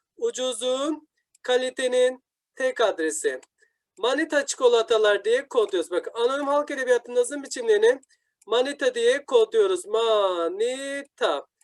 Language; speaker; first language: Turkish; native; Turkish